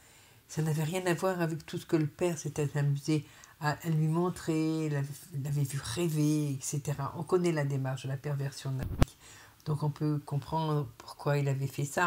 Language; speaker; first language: French; native; French